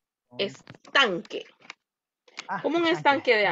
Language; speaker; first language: Spanish; native; Spanish